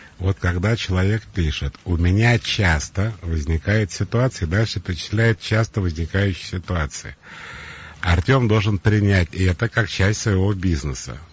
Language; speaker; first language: Russian; native; Russian